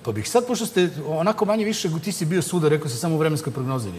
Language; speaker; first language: Serbian; native; Serbian